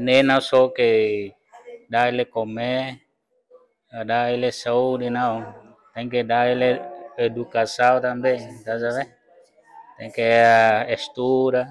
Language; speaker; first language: Portuguese; non-native, learner; Vietnamese